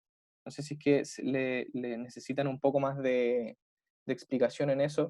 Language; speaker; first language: Spanish; native; Spanish